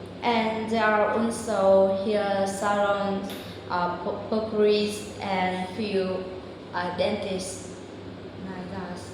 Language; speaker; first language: English; non-native, learner; Vietnamese